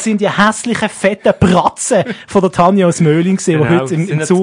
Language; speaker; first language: German; native; German